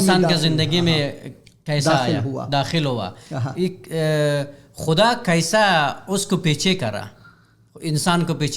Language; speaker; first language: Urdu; non-native, learner; Hazaragi